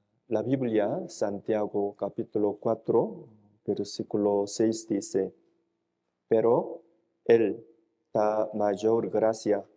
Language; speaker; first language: Spanish; non-native, fluent; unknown